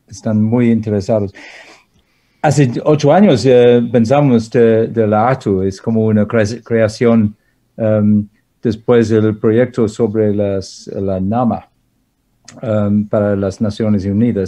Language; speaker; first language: Spanish; non-native, fluent; English